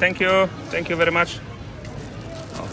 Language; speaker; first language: English; non-native, learner; Polish